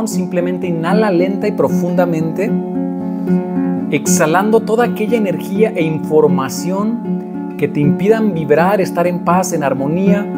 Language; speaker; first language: Spanish; native; Spanish